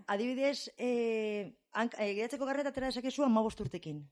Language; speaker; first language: Basque; non-native, fluent; English